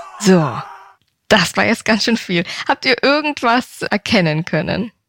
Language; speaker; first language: German; native; German